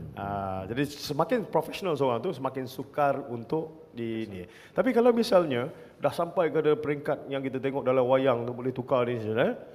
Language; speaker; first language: Malay; native; Malay